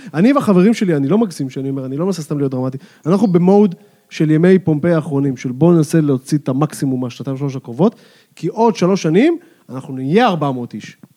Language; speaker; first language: Hebrew; native; Hebrew